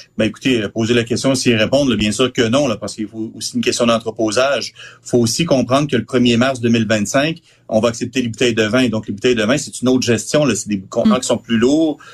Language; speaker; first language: French; native; French